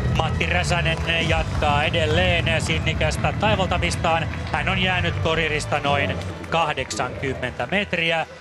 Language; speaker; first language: Finnish; native; Finnish